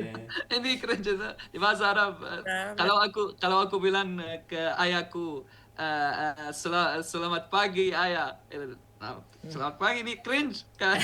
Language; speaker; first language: Indonesian; non-native, learner; Arabic